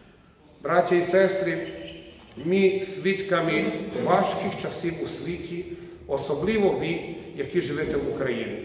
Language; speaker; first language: Ukrainian; non-native, fluent; Croatian